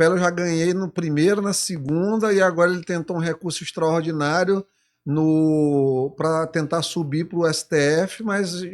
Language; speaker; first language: Portuguese; native; Portuguese